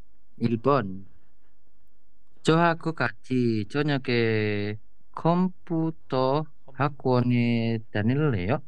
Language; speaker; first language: Korean; non-native, learner; Indonesian